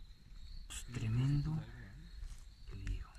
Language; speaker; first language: Spanish; native; Spanish